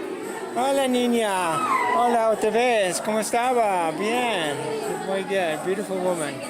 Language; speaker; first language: Spanish; non-native, learner; English